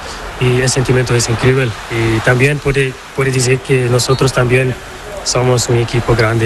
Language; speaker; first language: Spanish; non-native, learner; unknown